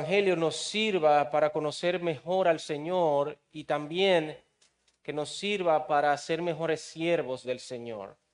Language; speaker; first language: Spanish; native; Spanish